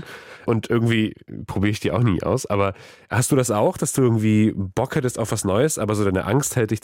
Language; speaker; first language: German; native; German